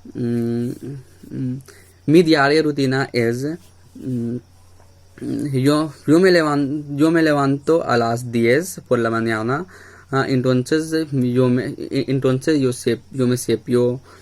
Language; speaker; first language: Spanish; non-native, learner; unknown